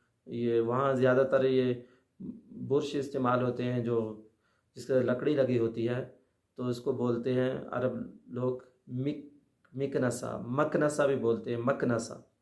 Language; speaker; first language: Urdu; native; Urdu